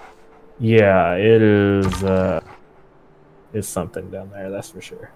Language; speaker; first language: English; native; English